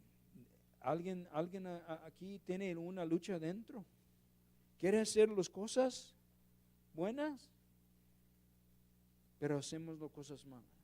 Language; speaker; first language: Spanish; non-native, learner; English